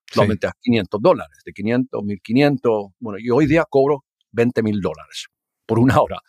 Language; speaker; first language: Spanish; early bilingual, heritage; Spanish